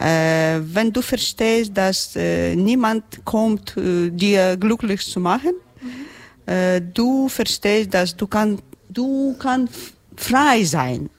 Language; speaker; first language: German; non-native, learner; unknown